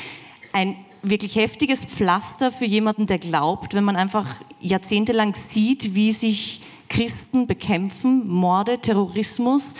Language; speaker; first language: German; native; German